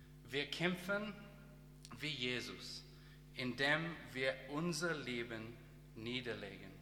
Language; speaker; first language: German; non-native, learner; English